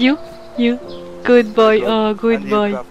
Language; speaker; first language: English; non-native, learner; French